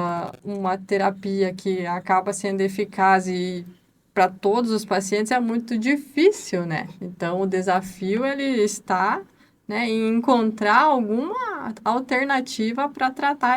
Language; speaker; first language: Portuguese; native; Portuguese